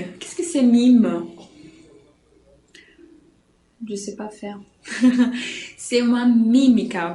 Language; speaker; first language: French; non-native, fluent; Portuguese